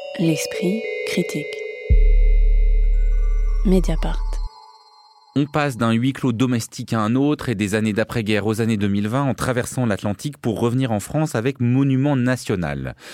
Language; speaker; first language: French; native; French